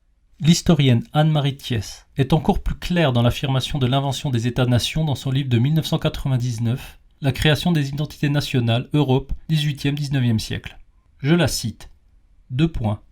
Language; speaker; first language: French; native; French